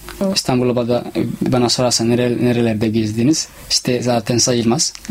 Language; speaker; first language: Turkish; non-native, learner; Somali